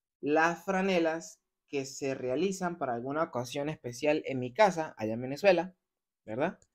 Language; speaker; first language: Spanish; native; Spanish